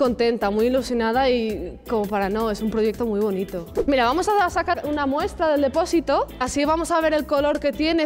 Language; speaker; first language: Spanish; native; Spanish